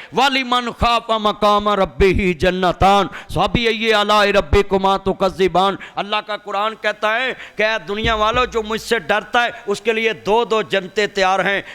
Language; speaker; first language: Urdu; non-native, local second language; Punjabi